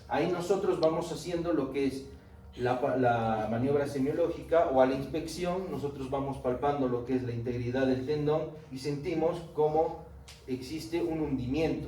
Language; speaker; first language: Spanish; native; Spanish